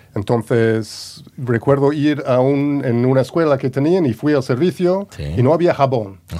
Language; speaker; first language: Spanish; non-native, fluent; English